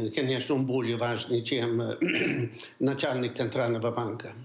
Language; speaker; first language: Russian; non-native, fluent; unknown